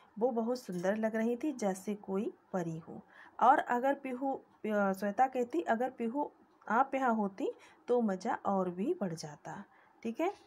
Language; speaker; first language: Hindi; native; Hindi